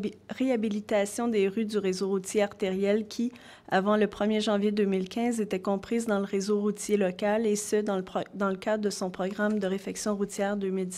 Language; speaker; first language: French; native; French